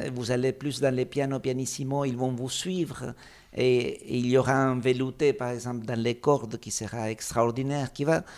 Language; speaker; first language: French; non-native, fluent; Spanish